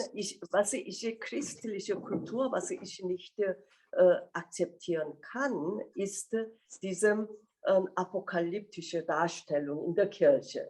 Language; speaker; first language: German; non-native, fluent; Korean